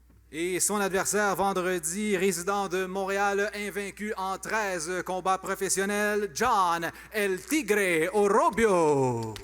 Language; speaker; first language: French; native; French